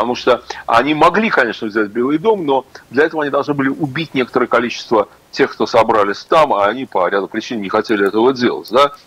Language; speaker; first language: Russian; native; Russian